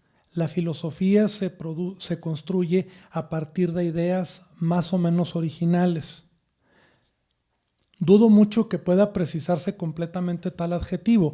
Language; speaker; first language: Spanish; native; Spanish